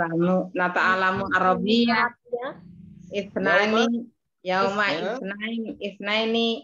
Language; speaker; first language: Arabic; non-native, learner; Indonesian